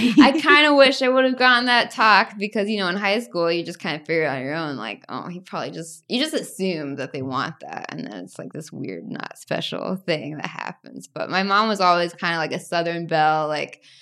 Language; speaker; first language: English; native; English